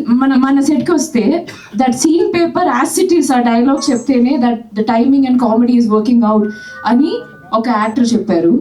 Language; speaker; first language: Telugu; non-native, fluent; Malayalam